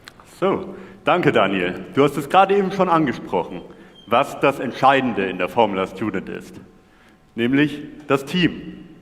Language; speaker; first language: German; native; German